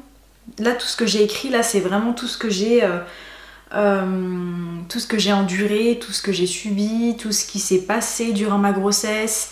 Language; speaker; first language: French; native; French